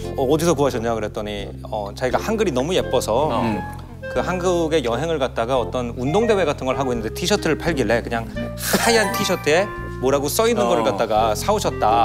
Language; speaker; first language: Korean; native; Korean